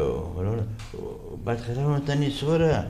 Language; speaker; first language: Hebrew; non-native, fluent; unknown